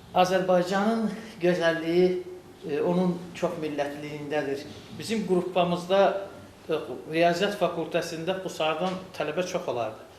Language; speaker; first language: Azerbaijani; non-native, local second language; Lezghian